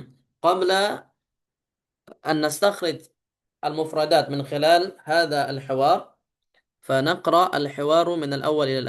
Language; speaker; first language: Arabic; non-native, fluent; Indonesian